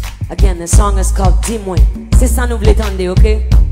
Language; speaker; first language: French; non-native, learner; English